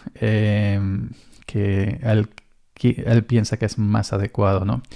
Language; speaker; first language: Spanish; native; Spanish